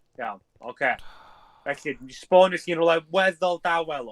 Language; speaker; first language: Welsh; native; Welsh